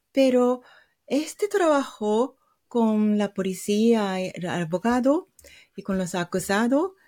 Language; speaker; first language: Spanish; non-native, fluent; Japanese